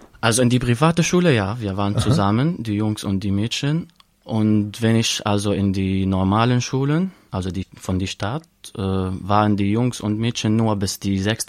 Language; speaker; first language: German; non-native, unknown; Arabic